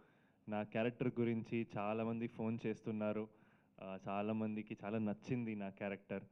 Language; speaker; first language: Telugu; non-native, fluent; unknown